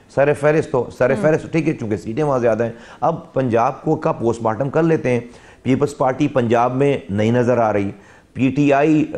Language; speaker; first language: Urdu; native; Urdu